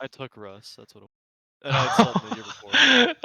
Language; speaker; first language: English; native; English